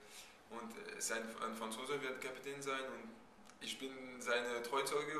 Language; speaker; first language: German; non-native, fluent; French